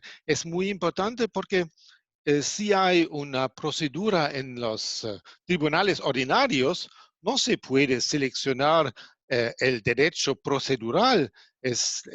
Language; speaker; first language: Spanish; non-native, fluent; German